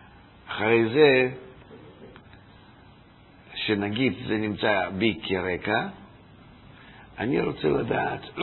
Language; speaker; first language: Hebrew; non-native, fluent; Russian